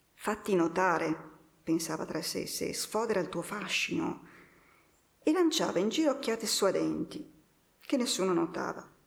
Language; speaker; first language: Italian; native; Italian